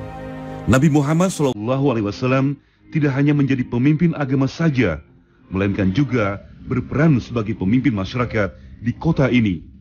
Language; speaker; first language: Indonesian; native; Indonesian